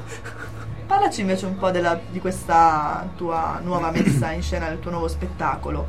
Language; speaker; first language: Italian; native; Italian